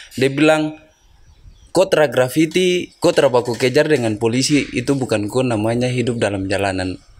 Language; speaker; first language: Indonesian; native; Indonesian